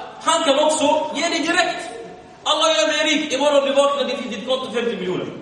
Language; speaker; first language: Swedish; early bilingual, other home language; Arabic